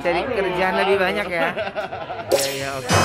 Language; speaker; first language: Indonesian; native; Indonesian